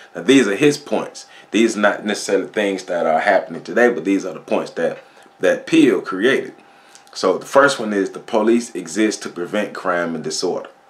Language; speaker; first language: English; native; English